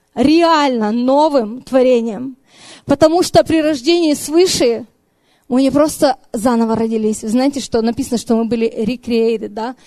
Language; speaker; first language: Russian; early bilingual, heritage; Russian